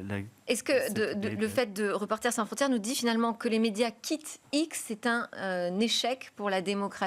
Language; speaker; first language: French; native; French